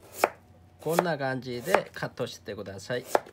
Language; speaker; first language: Japanese; non-native, fluent; Korean